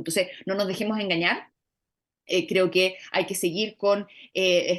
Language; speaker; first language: Spanish; native; Spanish